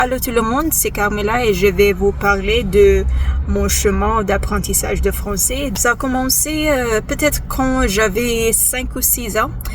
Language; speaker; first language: French; non-native, learner; English